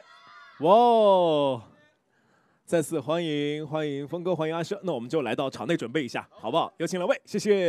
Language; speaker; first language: Chinese; native; Chinese